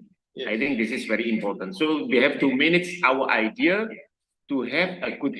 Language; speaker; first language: English; non-native, learner; Indonesian